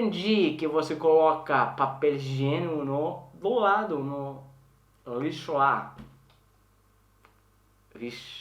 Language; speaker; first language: Portuguese; non-native, learner; Swedish